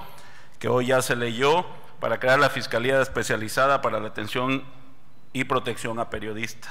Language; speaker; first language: Spanish; native; Spanish